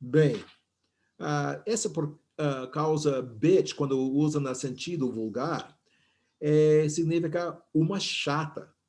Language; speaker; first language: Portuguese; non-native, fluent; English